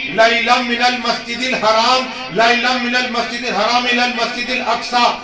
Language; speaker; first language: Urdu; non-native, local second language; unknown